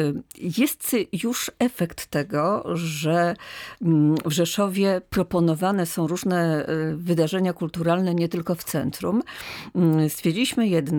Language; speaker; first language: Polish; native; Polish